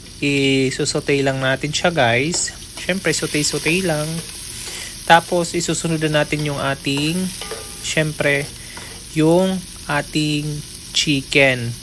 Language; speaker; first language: Filipino; non-native, local second language; Waray